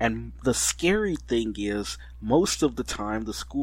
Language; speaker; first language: English; native; English